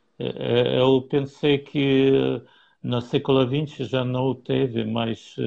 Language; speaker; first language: Portuguese; non-native, learner; Russian